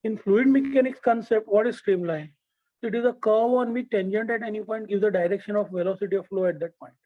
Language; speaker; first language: English; non-native, local second language; Gujarati